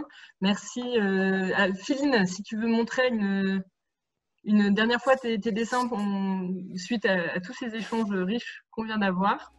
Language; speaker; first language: French; native; French